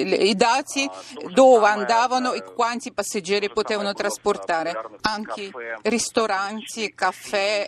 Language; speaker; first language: Italian; non-native, fluent; Russian